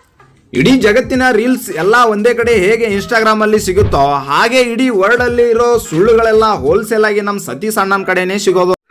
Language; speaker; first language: Kannada; native; Kannada